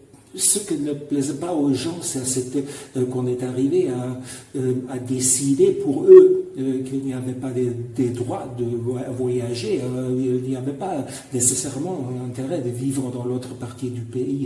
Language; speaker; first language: French; non-native, fluent; German